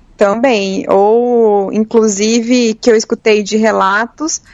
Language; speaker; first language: Portuguese; native; Portuguese